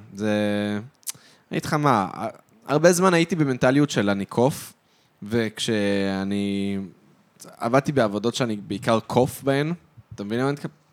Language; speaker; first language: Hebrew; native; Hebrew